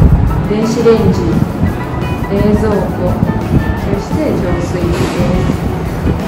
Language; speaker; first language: Japanese; non-native, fluent; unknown